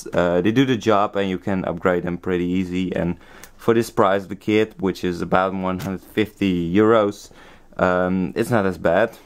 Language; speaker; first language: English; non-native, fluent; Dutch